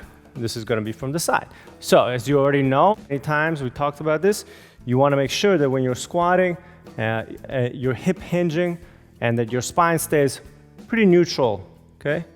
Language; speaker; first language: English; native; English